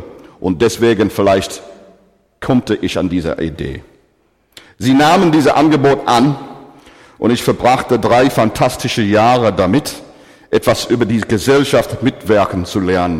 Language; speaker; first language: German; non-native, fluent; English